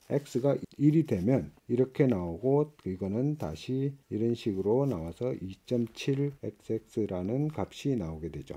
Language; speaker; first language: Korean; native; Korean